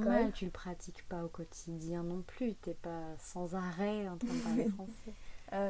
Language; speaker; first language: French; native; French